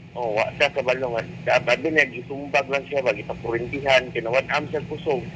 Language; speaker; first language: Cebuano; native; Cebuano